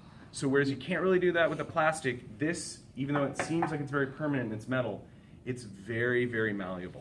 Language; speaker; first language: English; native; English